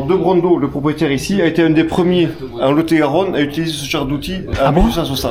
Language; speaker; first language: French; native; French